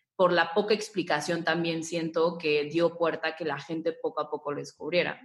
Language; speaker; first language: Spanish; native; Spanish